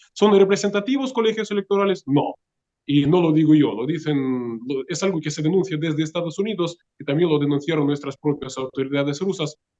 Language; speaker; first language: Spanish; non-native, fluent; Russian